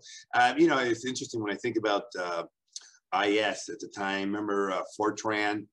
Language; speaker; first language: English; native; English